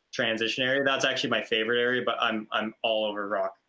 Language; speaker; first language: English; native; English